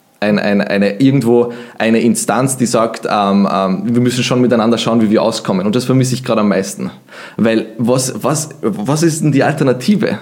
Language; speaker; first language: German; early bilingual, other home language; Bosnian